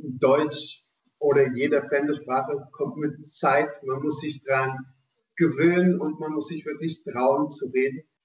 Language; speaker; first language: German; non-native, fluent; Portuguese